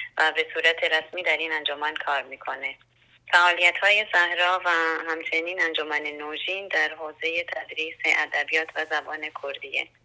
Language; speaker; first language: Persian; non-native, local second language; Central Kurdish